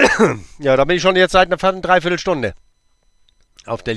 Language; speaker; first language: German; native; German